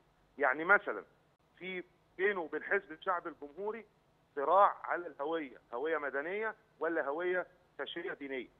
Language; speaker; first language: Arabic; native; Arabic